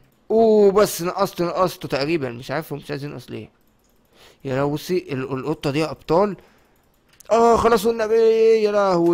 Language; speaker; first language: Arabic; native; Arabic